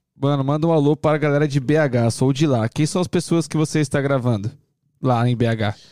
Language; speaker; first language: Portuguese; native; Portuguese